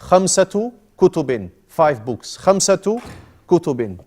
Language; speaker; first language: Arabic; non-native, fluent; English